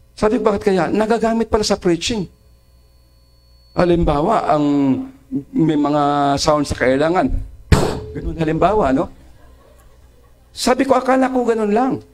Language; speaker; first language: Filipino; non-native, local second language; Masbatenyo